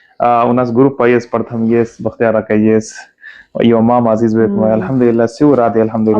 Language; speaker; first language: Russian; non-native, learner; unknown